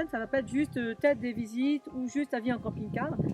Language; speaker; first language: French; native; French